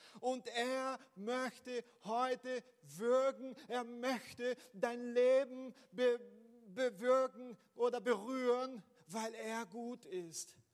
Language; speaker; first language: German; non-native, fluent; Portuguese